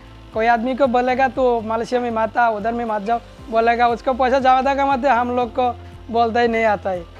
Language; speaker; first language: Hindi; non-native, learner; Bangla